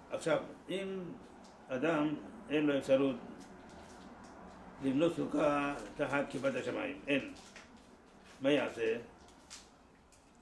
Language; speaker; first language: Hebrew; non-native, fluent; Persian